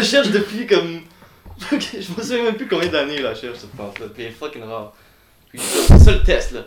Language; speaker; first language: French; native; French